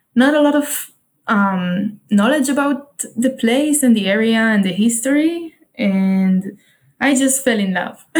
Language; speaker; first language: English; non-native, fluent; Hebrew